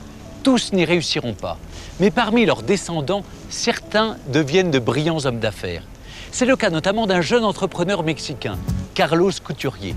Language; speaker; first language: French; native; French